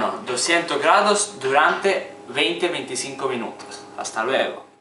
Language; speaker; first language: Spanish; non-native, fluent; Italian